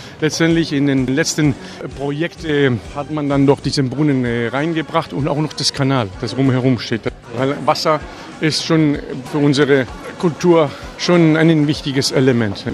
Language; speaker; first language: German; non-native, fluent; Spanish